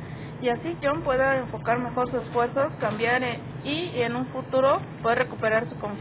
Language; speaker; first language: Spanish; native; Spanish